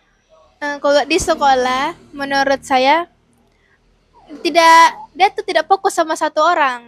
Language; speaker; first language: Indonesian; non-native, local second language; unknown